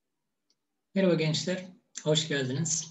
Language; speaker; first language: Turkish; native; Turkish